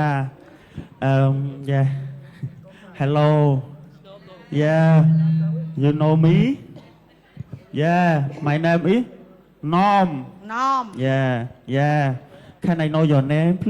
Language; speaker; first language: English; non-native, learner; Khmer